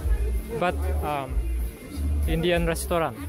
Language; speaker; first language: English; non-native, learner; Indonesian